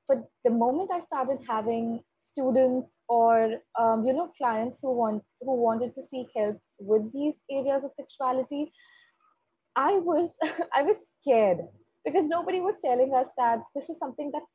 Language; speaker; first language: English; non-native, local second language; Hindi